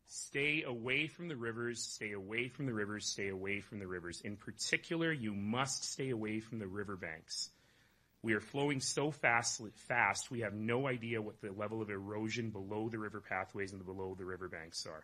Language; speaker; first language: English; native; English